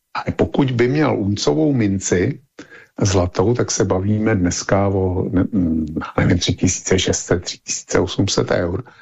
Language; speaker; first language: Czech; native; Czech